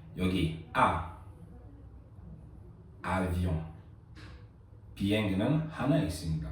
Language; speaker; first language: Korean; non-native, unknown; French